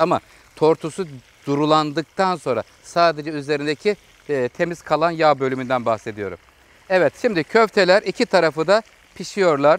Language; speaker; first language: Turkish; native; Turkish